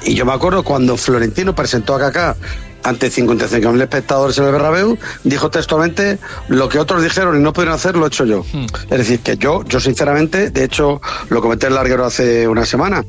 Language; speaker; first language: Spanish; native; Spanish